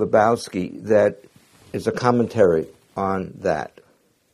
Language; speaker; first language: English; native; English